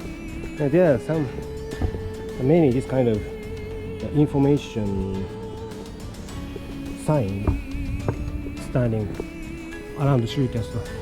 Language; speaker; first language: English; non-native, learner; Japanese